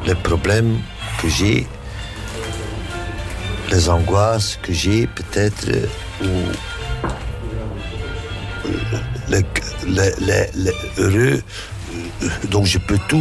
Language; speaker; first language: French; non-native, local second language; Dutch